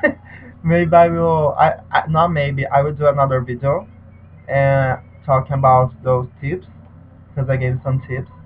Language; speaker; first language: English; non-native, learner; Portuguese